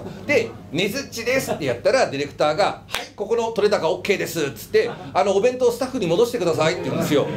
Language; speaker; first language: Japanese; native; Japanese